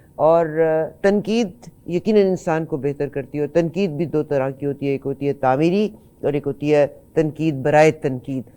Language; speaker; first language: Urdu; native; Urdu